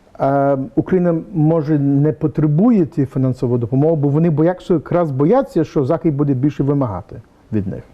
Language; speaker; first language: Ukrainian; early bilingual, heritage; English